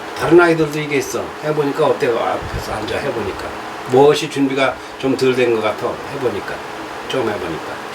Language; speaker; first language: Korean; native; Korean